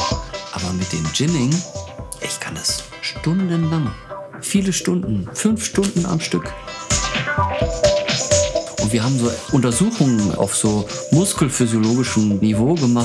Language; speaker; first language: German; native; German